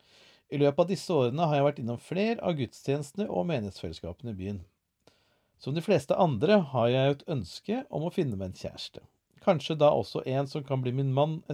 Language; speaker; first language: Norwegian; native; Norwegian